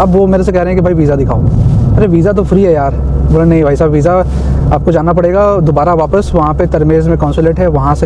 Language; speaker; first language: Hindi; native; Hindi